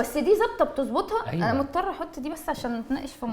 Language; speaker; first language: Arabic; native; Arabic